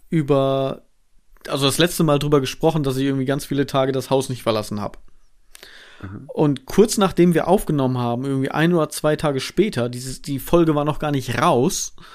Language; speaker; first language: German; native; German